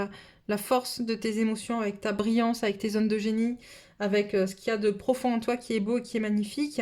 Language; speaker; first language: French; native; French